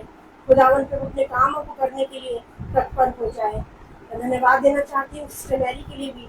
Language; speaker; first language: Hindi; native; Hindi